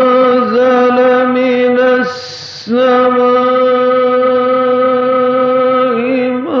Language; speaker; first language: Arabic; native; Arabic